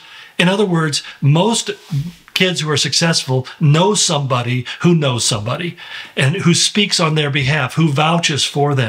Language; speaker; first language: English; native; English